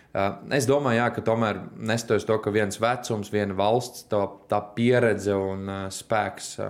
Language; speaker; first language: Latvian; native; Latvian